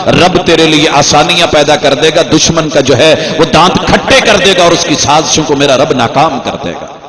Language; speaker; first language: Urdu; non-native, local second language; Punjabi